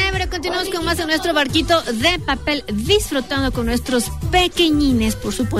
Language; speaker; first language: Spanish; native; Spanish